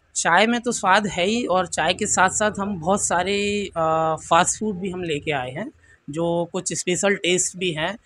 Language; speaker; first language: Hindi; native; Hindi